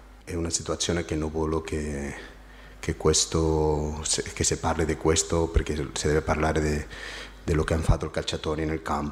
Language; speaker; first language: Italian; non-native, fluent; Spanish